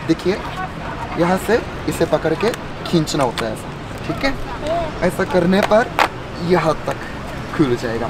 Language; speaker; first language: Hindi; non-native, fluent; Japanese